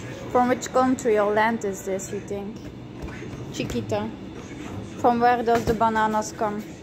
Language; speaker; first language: English; non-native, fluent; Dutch